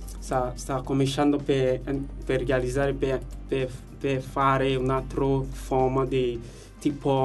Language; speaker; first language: Italian; non-native, learner; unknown